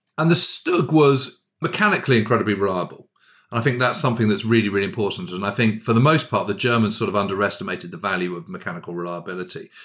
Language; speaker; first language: English; native; English